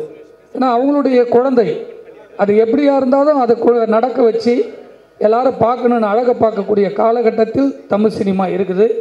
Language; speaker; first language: Tamil; native; Tamil